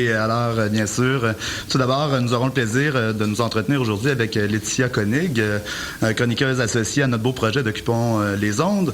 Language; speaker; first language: French; native; French